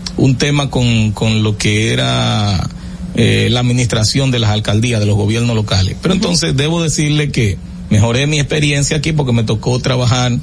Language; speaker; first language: Spanish; native; Spanish